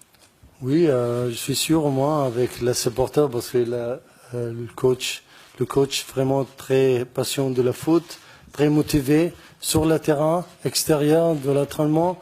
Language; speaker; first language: French; non-native, learner; Arabic